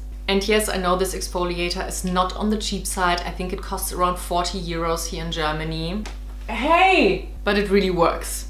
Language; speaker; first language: English; non-native, fluent; German